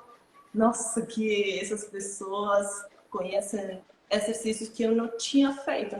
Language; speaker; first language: Portuguese; non-native, fluent; Spanish